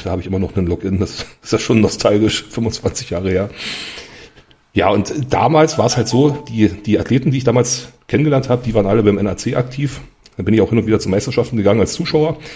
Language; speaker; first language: German; native; German